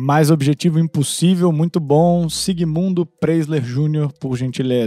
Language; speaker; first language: Portuguese; native; Portuguese